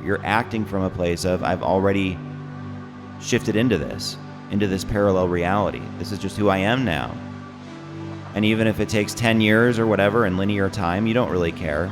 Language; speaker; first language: English; native; English